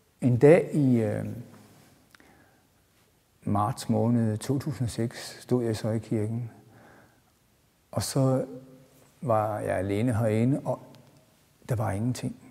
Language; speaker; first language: Danish; native; Danish